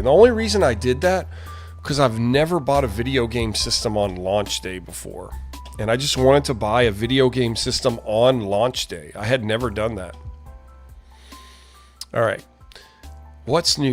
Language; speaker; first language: English; native; English